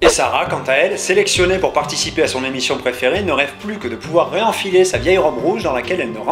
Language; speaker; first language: French; native; French